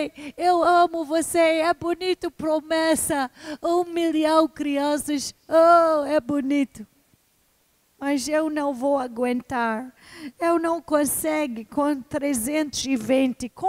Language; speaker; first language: Portuguese; non-native, fluent; English